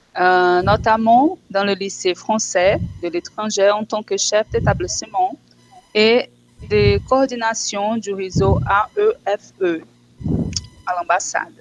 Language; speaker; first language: French; non-native, fluent; Portuguese